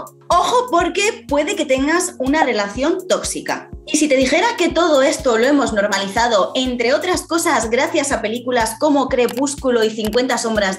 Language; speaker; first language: Spanish; native; Spanish